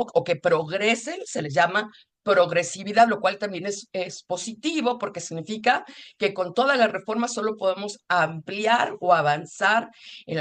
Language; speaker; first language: Spanish; native; Spanish